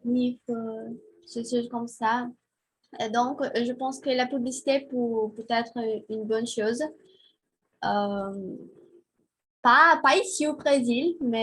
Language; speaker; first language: French; non-native, learner; Portuguese